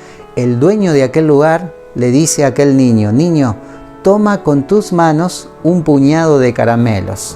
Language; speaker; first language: Spanish; native; Spanish